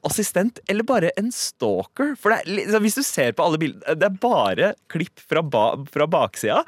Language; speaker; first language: Norwegian; early bilingual, other home language; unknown